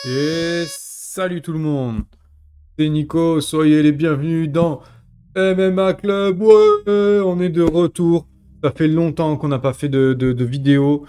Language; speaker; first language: French; native; French